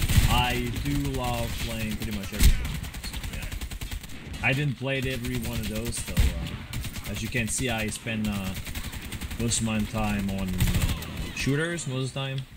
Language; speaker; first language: English; non-native, fluent; French